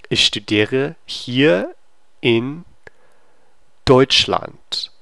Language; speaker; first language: German; non-native, learner; English